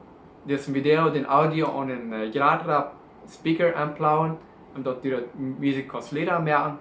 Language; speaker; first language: German; non-native, learner; Plautdietsch